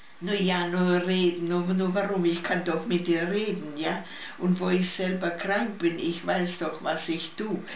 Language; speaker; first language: German; early bilingual, heritage; German